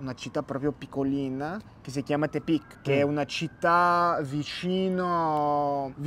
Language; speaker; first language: Italian; non-native, fluent; English